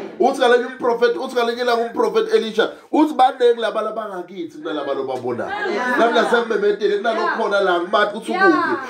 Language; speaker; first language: Zulu; non-native, local second language; Swati